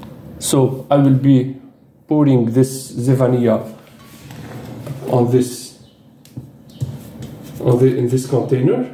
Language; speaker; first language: English; non-native, fluent; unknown